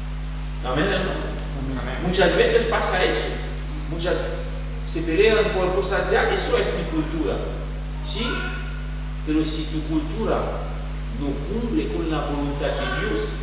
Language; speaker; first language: Spanish; non-native, fluent; French